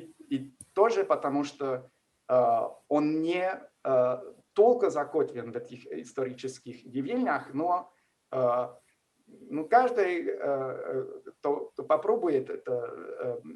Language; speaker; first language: Russian; non-native, fluent; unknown